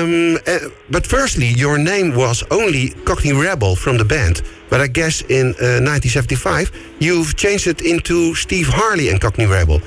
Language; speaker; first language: English; non-native, fluent; Dutch